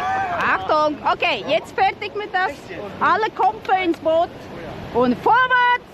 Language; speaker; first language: German; non-native, learner; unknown